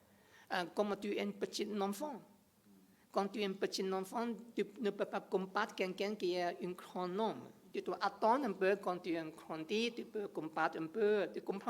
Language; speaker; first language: French; non-native, learner; English